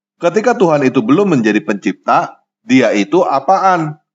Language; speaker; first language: Indonesian; native; Indonesian